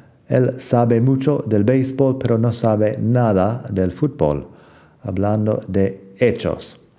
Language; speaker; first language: Spanish; non-native, fluent; English